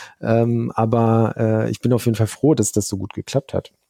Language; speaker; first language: German; native; German